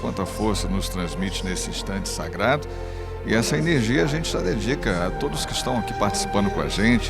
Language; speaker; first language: Portuguese; native; Portuguese